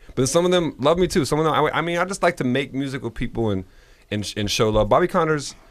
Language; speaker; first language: English; native; English